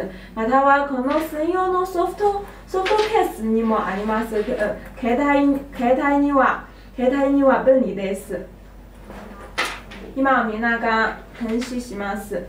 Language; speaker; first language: Japanese; non-native, learner; Chinese